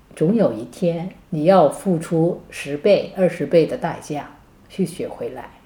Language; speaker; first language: Chinese; non-native, local second language; Cantonese